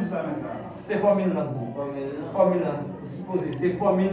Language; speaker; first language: French; non-native, local second language; Haitian Creole